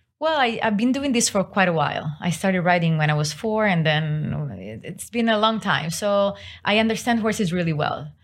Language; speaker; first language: English; non-native, fluent; Italian